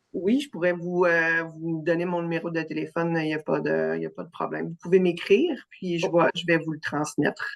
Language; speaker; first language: French; native; French